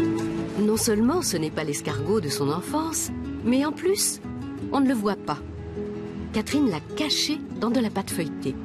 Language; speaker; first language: French; native; French